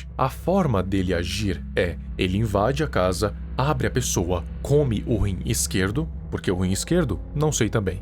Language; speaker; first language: Portuguese; native; Portuguese